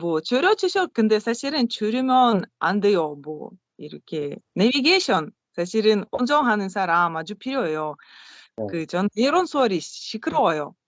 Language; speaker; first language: Korean; non-native, learner; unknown